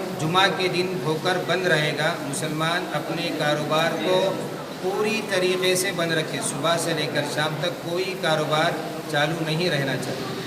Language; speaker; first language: Urdu; native; Urdu